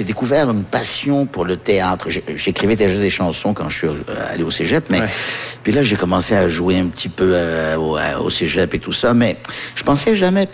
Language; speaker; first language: French; early bilingual, heritage; French